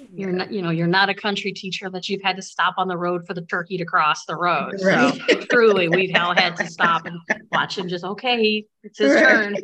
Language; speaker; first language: English; native; English